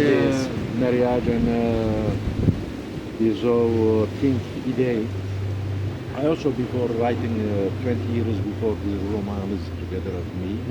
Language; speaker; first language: English; non-native, learner; Turkish